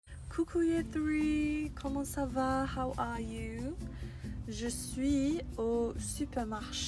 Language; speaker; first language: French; non-native, fluent; English